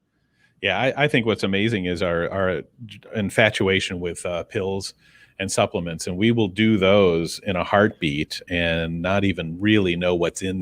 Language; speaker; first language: English; native; English